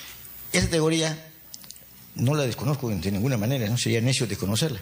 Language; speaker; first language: Spanish; native; Spanish